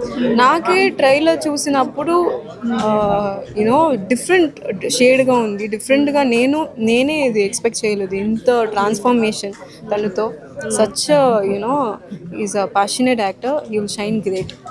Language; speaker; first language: Telugu; non-native, learner; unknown